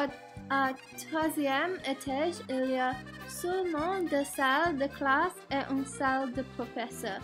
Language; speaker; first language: French; non-native, learner; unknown